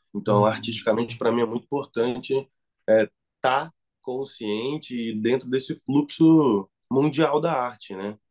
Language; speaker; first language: Portuguese; native; Portuguese